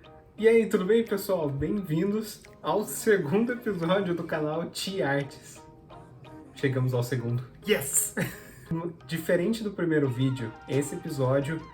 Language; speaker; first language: Portuguese; native; Portuguese